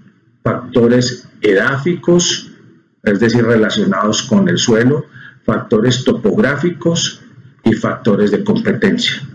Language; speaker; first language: Spanish; native; Spanish